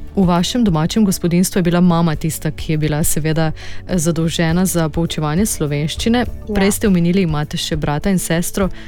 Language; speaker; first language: Slovenian; native; Slovenian